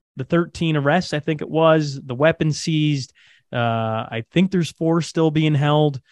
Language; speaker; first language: English; native; English